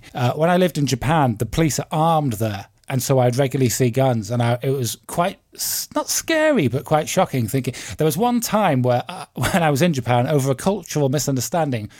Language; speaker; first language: English; native; English